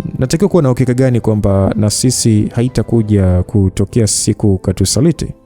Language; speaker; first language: Swahili; native; Swahili